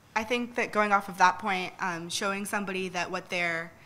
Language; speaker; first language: English; native; English